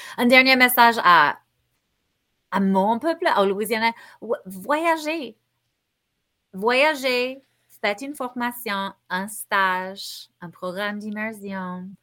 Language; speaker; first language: French; non-native, fluent; English